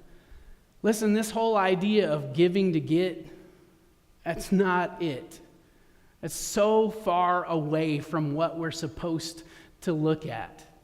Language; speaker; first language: English; native; English